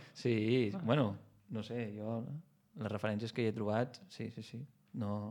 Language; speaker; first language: Catalan; native; Catalan